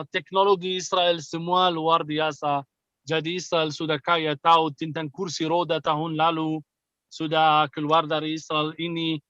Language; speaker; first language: Indonesian; non-native, fluent; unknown